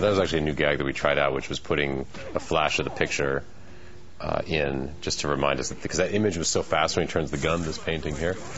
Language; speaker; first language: English; native; English